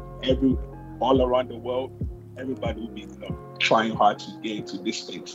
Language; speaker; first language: English; non-native, local second language; Akan